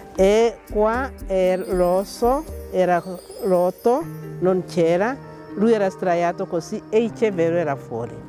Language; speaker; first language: Italian; non-native, fluent; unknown